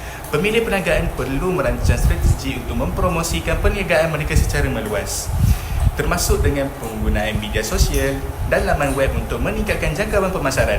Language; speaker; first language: Malay; native; Malay